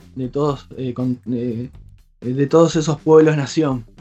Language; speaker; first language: Spanish; native; Spanish